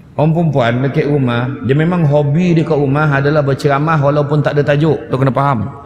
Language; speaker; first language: Malay; native; Malay